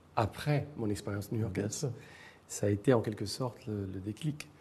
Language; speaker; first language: French; non-native, local second language; Arabic